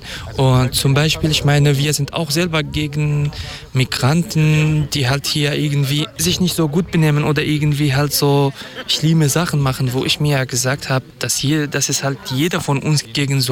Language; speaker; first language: German; non-native, fluent; Kurdish